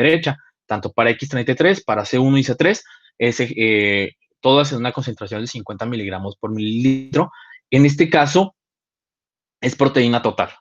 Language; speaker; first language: Spanish; native; Spanish